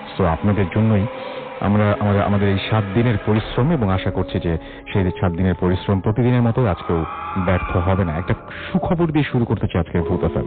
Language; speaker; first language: Bangla; native; Bangla